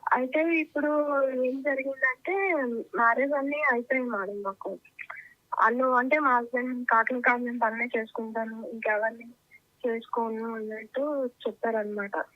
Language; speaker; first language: Telugu; native; Telugu